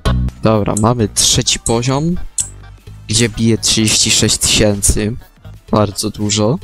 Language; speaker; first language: Polish; native; Polish